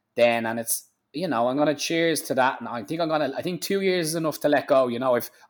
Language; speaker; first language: English; native; English